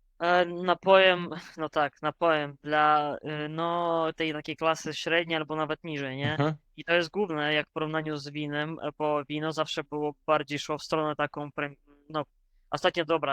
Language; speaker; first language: Polish; non-native, fluent; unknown